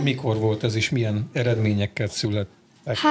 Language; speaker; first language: Hungarian; native; Hungarian